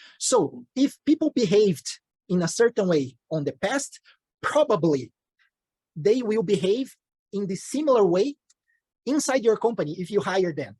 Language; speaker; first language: English; non-native, fluent; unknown